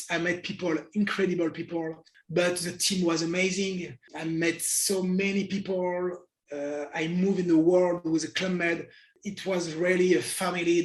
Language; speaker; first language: English; non-native, learner; French